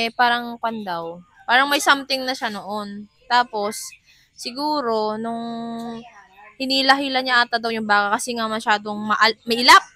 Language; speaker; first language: Filipino; non-native, local second language; Iloko